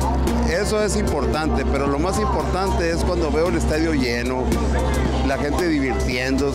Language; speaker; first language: Spanish; native; Spanish